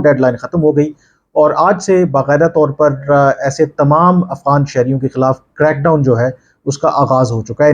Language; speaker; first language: Urdu; native; Urdu